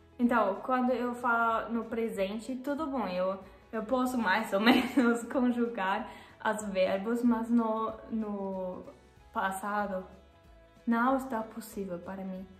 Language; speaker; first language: Portuguese; non-native, learner; German